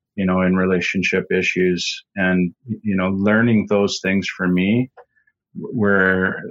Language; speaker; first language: English; native; English